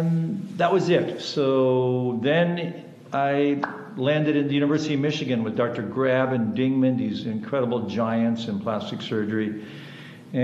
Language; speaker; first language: English; early bilingual, other home language; German